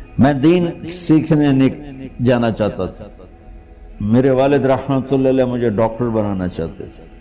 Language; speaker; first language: Urdu; non-native, local second language; Punjabi